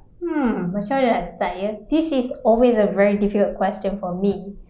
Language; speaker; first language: English; non-native, local second language; Malay